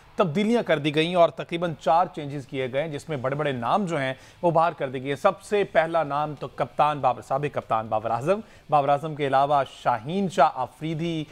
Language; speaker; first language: Urdu; non-native, local second language; Punjabi